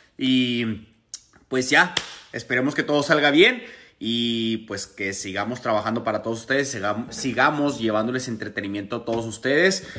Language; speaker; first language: Spanish; native; Spanish